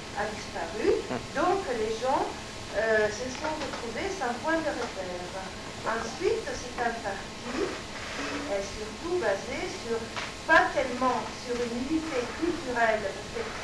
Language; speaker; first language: French; non-native, fluent; Italian